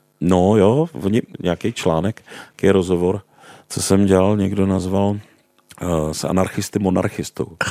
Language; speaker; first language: Czech; native; Czech